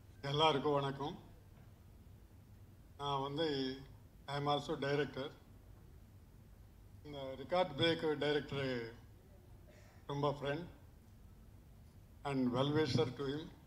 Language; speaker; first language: Tamil; non-native, learner; Telugu